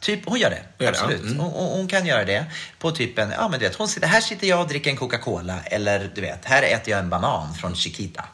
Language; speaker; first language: Swedish; native; Swedish